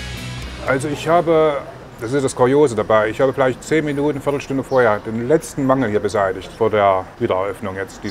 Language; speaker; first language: German; native; German